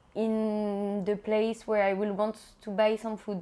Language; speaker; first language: English; non-native, fluent; French